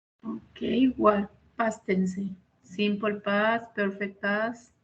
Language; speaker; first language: English; non-native, learner; Spanish